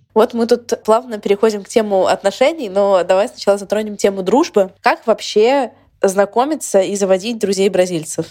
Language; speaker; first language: Russian; native; Russian